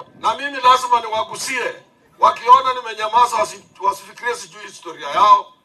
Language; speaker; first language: Swahili; non-native, local second language; Luyia